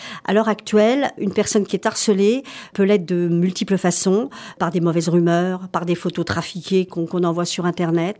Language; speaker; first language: French; native; French